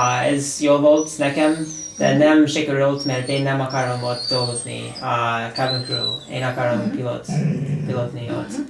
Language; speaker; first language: Hungarian; non-native, learner; English